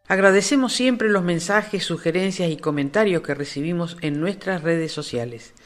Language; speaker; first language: Spanish; native; Spanish